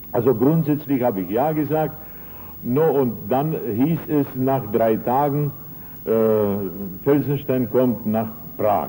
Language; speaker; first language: German; non-native, fluent; Czech